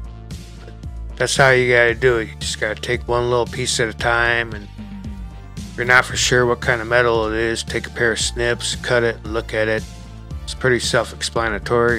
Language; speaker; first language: English; native; English